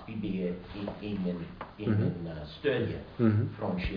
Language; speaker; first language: Swedish; non-native, learner; English